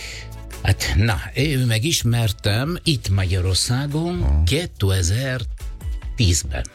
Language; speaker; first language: Hungarian; non-native, learner; Italian